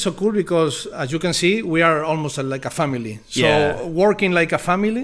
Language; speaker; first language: English; non-native, fluent; Spanish